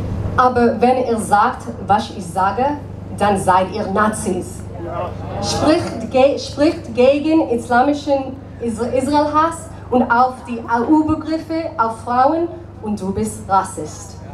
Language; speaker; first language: German; non-native, learner; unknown